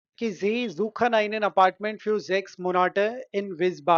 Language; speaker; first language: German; non-native, local second language; Hindi